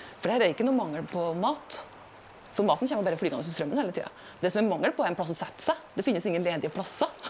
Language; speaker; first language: Norwegian; native; Norwegian